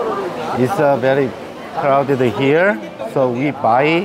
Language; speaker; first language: English; non-native, learner; Korean